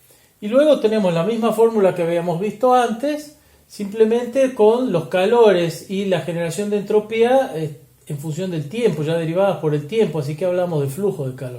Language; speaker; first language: Spanish; native; Spanish